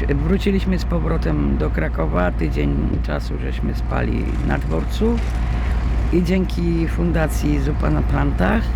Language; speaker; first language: Polish; native; Polish